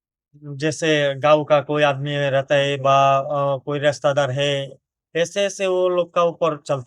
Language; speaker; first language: Hindi; non-native, learner; Bangla